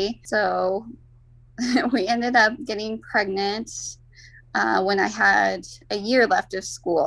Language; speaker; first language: English; native; English